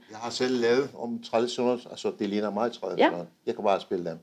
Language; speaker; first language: Danish; non-native, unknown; Turkish